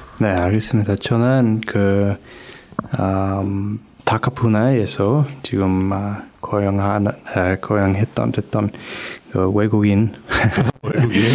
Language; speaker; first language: Korean; non-native, fluent; English